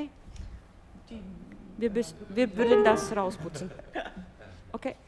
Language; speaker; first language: German; non-native, fluent; Bulgarian